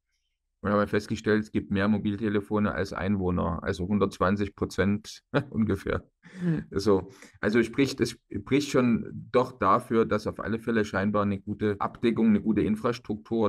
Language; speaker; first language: German; native; German